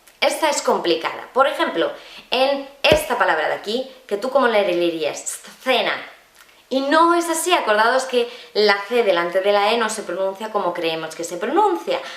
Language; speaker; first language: Spanish; native; Spanish